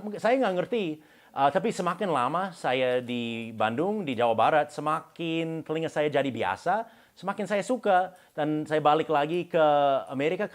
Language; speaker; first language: Indonesian; non-native, fluent; English